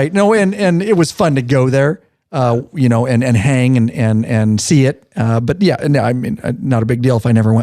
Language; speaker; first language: English; native; English